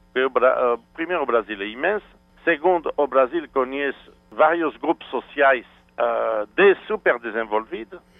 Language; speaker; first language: Portuguese; non-native, fluent; French